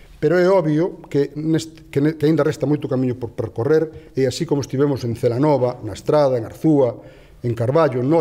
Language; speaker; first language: Galician; native; Galician